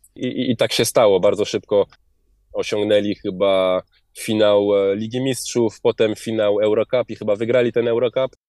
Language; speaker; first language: Polish; early bilingual, heritage; Polish